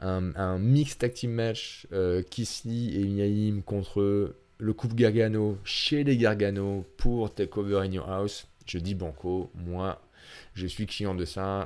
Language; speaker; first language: French; native; French